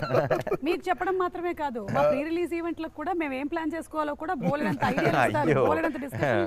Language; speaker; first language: Telugu; native; Telugu